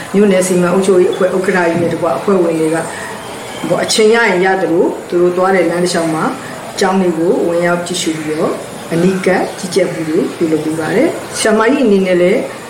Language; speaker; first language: Burmese; native; Burmese